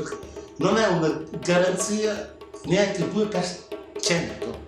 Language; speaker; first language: Italian; non-native, fluent; Wolof